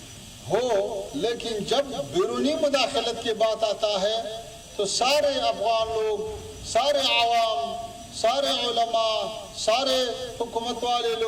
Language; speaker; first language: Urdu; non-native, fluent; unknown